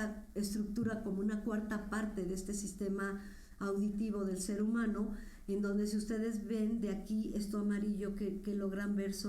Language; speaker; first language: Spanish; native; Spanish